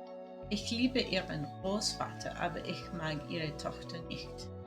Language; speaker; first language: German; non-native, learner; Spanish